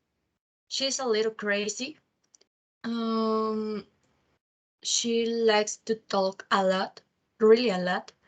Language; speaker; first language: English; non-native, learner; Spanish